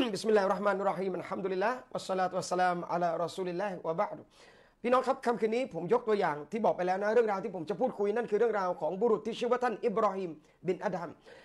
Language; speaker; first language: Thai; non-native, local second language; Malay